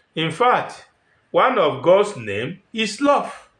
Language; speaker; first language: English; non-native, local second language; Yoruba